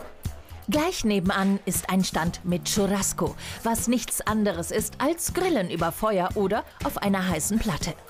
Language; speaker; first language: German; native; German